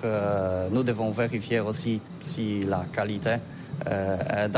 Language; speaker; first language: French; non-native, learner; Polish